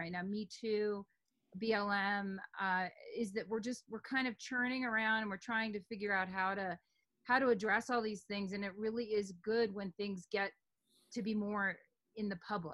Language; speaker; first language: English; native; English